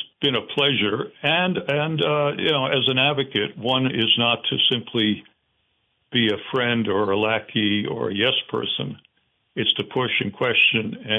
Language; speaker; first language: English; native; English